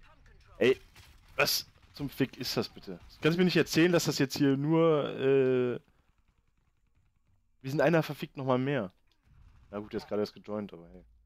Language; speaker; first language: German; native; German